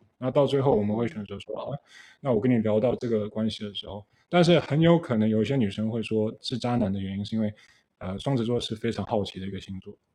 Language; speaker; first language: Chinese; early bilingual, heritage; Chinese